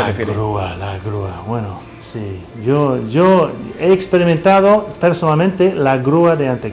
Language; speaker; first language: Spanish; non-native, fluent; English